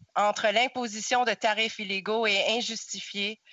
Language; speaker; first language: French; non-native, local second language; English